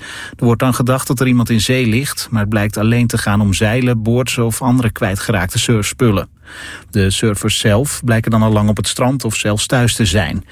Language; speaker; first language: Dutch; native; Dutch